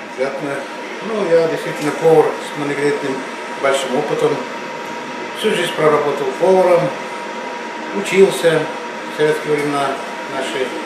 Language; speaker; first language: Russian; non-native, local second language; Uzbek